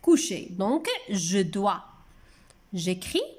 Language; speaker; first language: French; non-native, local second language; Arabic